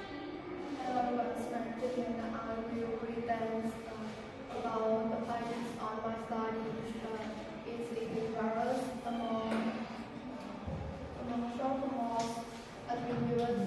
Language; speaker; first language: English; non-native, learner; Vietnamese